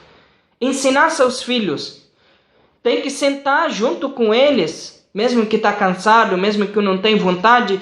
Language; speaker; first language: Portuguese; non-native, fluent; Arabic